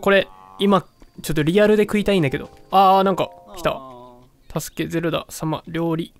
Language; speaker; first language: Japanese; native; Japanese